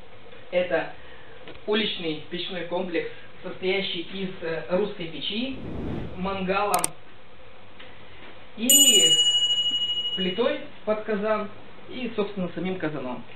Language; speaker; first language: Russian; native; Russian